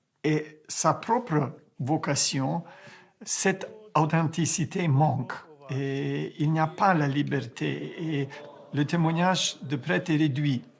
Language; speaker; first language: French; non-native, fluent; Ukrainian